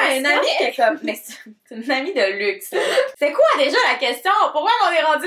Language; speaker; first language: French; native; French